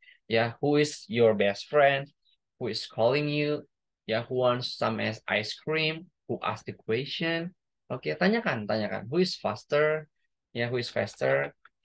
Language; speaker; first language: English; non-native, fluent; Indonesian